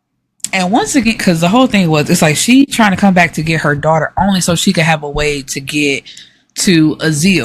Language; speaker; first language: English; native; English